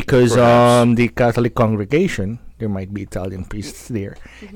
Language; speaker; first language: English; non-native, local second language; Filipino